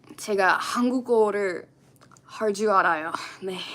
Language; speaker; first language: Korean; non-native, fluent; English